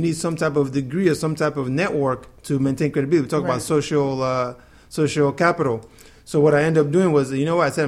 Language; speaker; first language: English; non-native, local second language; Yoruba